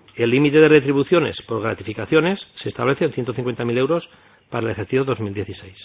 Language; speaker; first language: Spanish; non-native, local second language; Catalan